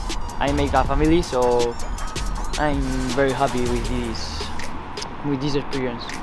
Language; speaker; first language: English; non-native, learner; Spanish